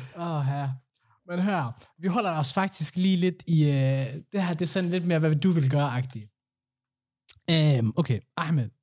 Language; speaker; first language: Danish; early bilingual, other home language; Somali